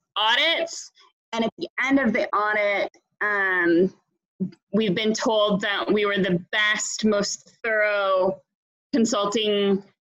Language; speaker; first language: English; native; English